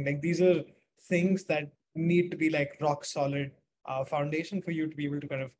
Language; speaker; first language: English; non-native, local second language; Hindi